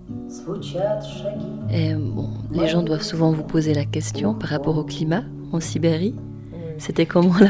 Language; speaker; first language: French; native; French